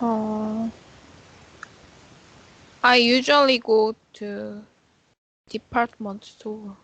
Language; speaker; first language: English; non-native, learner; Korean